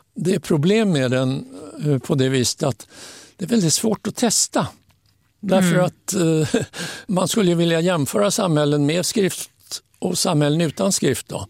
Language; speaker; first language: Swedish; native; Swedish